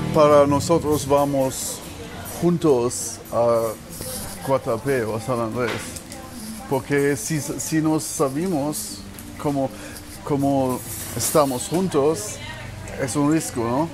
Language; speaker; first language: Spanish; non-native, learner; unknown